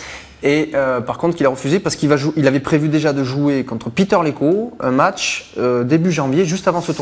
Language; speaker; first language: French; native; French